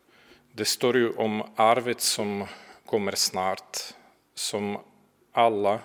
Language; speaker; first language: Swedish; non-native, fluent; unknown